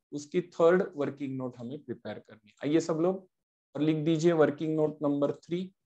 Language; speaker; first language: Hindi; non-native, local second language; Marathi